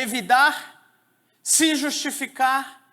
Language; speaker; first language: Portuguese; native; Portuguese